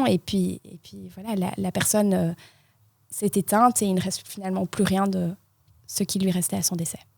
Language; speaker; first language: French; native; French